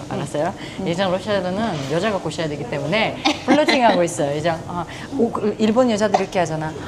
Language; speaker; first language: Korean; non-native, fluent; Uzbek